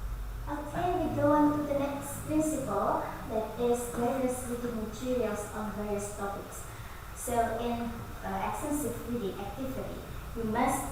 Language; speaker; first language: English; non-native, fluent; Indonesian